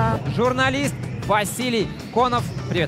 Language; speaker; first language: Russian; native; Russian